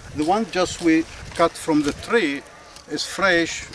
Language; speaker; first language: English; non-native, fluent; Arabic